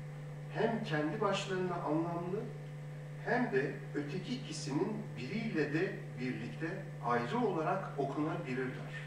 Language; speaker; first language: Turkish; native; Turkish